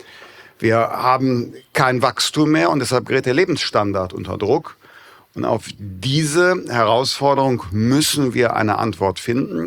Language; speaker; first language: German; native; German